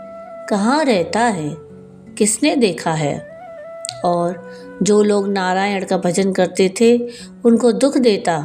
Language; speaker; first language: Hindi; native; Hindi